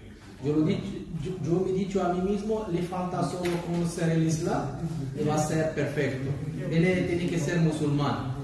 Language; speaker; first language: Spanish; non-native, learner; Arabic